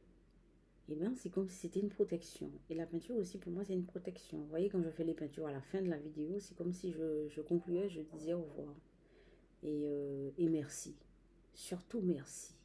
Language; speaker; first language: French; native; French